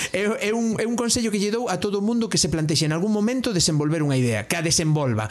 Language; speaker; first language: Galician; non-native, local second language; Spanish